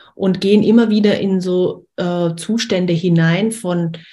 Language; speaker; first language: German; native; German